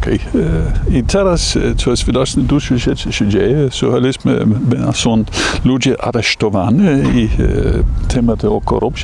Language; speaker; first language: Polish; non-native, learner; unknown